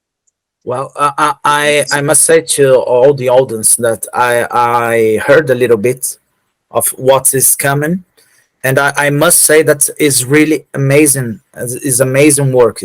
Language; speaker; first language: English; non-native, fluent; Portuguese